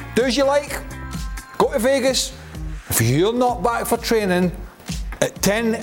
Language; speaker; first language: English; native; English